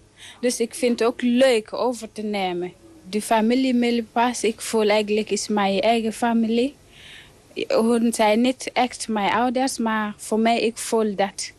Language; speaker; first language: Dutch; non-native, learner; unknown